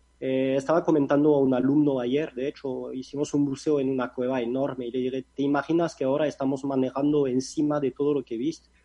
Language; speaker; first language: Spanish; non-native, fluent; French